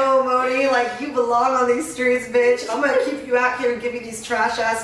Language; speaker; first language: English; native; English